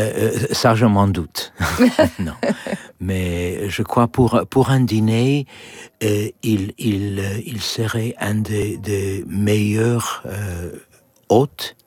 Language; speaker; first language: French; non-native, learner; English